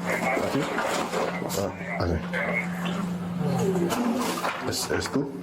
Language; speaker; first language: Spanish; non-native, learner; English